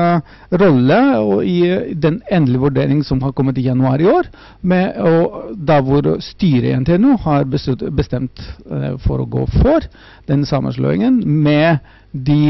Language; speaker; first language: Norwegian; non-native, fluent; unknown